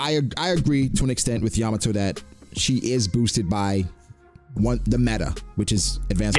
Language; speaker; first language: English; native; English